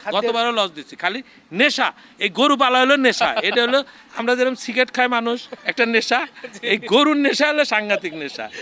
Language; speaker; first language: Bangla; native; Bangla